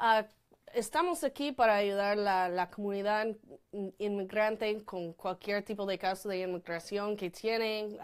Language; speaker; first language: Spanish; non-native, fluent; English